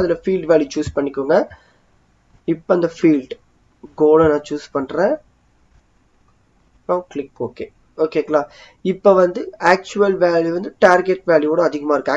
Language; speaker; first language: Tamil; native; Tamil